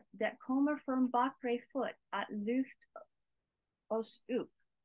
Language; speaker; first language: Swedish; non-native, learner; English